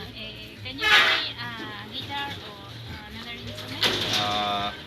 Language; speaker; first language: English; non-native, learner; Spanish